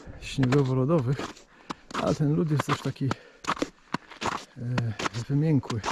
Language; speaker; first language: Polish; native; Polish